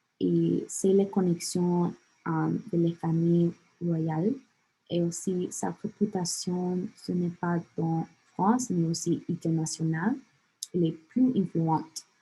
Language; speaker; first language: French; non-native, learner; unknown